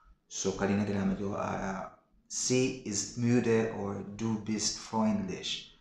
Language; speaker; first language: German; non-native, learner; Filipino